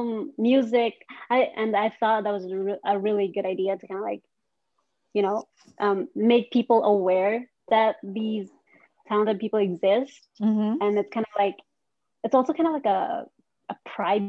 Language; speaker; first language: English; non-native, local second language; Cebuano